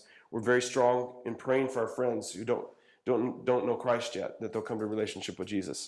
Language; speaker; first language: English; native; English